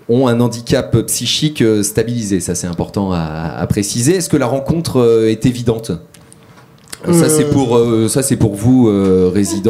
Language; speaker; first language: French; native; French